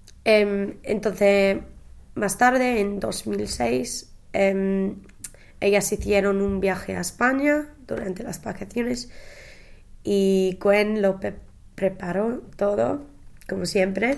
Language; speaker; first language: Spanish; non-native, learner; English